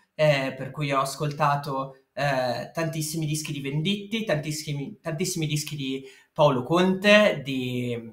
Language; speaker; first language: Italian; native; Italian